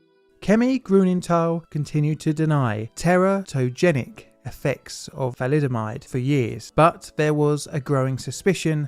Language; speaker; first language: English; native; English